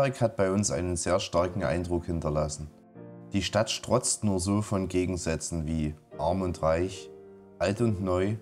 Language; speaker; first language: German; native; German